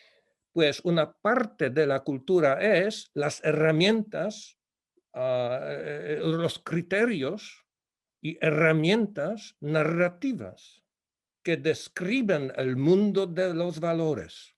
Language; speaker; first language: Spanish; non-native, fluent; Polish